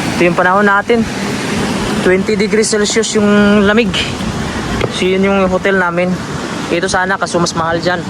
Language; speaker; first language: Filipino; non-native, local second language; Cebuano